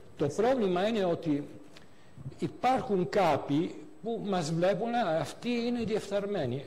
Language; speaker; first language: Greek; non-native, fluent; Italian